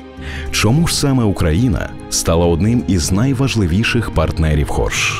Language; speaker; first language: Ukrainian; native; Ukrainian